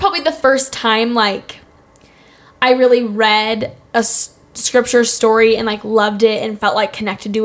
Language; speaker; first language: English; native; English